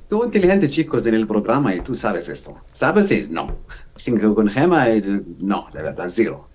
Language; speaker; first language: Spanish; non-native, learner; Arabic